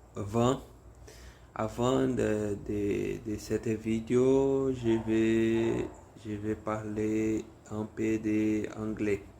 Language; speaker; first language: French; non-native, learner; Portuguese